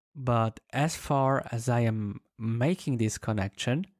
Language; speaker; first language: English; non-native, fluent; Swiss German